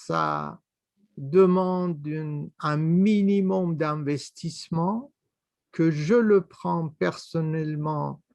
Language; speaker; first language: French; non-native, fluent; Persian